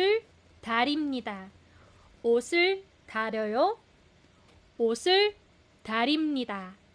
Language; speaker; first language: Korean; non-native, fluent; Filipino